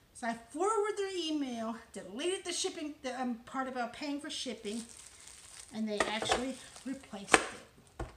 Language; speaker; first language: English; native; English